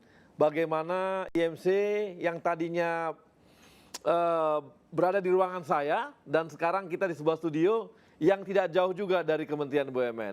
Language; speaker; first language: Indonesian; native; Indonesian